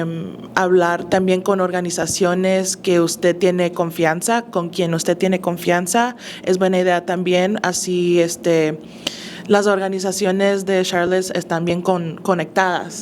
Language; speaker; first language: Spanish; early bilingual, other home language; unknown